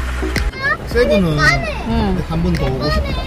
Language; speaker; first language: Korean; native; Korean